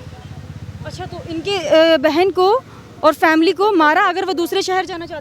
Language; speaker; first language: Hindi; native; Hindi